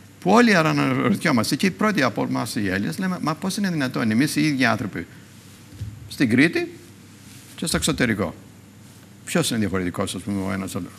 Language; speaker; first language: Greek; native; Greek